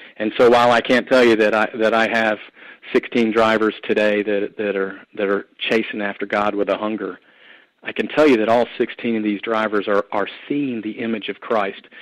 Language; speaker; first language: English; native; English